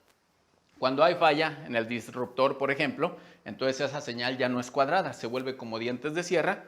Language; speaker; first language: Spanish; native; Spanish